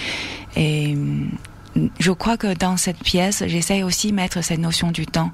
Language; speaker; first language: French; non-native, fluent; Chinese